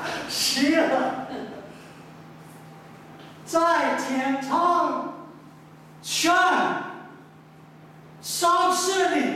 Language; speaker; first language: Chinese; non-native, learner; English